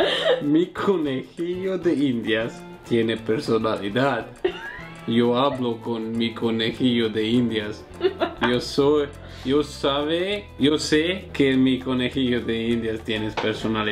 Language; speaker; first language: Spanish; non-native, learner; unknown